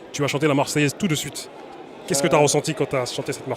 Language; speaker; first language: French; native; French